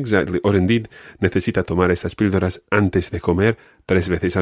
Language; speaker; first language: Spanish; non-native, fluent; English